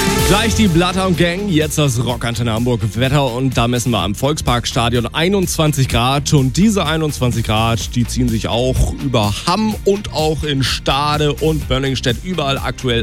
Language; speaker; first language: German; native; German